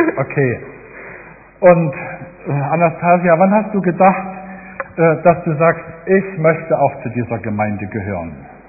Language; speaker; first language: German; native; German